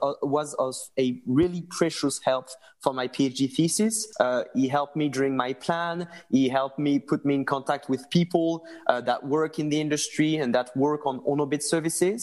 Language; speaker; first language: English; non-native, fluent; French